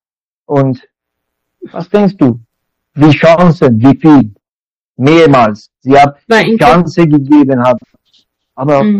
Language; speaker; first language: German; non-native, learner; Persian